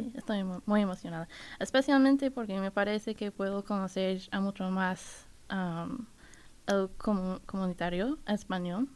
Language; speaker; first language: Spanish; non-native, fluent; English